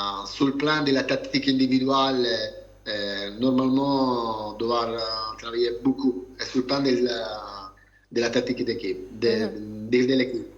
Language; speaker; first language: French; non-native, learner; Italian